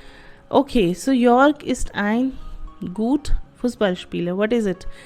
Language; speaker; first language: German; non-native, fluent; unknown